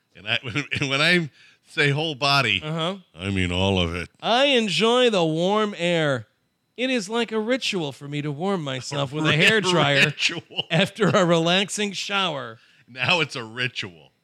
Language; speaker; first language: English; native; English